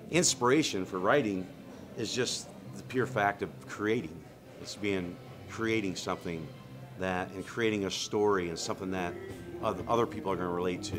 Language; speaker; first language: English; native; English